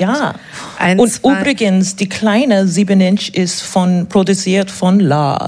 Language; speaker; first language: German; non-native, learner; English